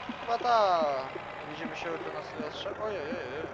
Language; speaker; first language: Polish; native; Polish